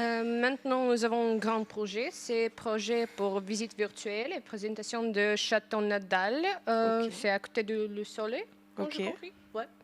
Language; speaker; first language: French; non-native, learner; Ukrainian